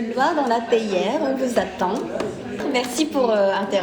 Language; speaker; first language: French; non-native, fluent; Korean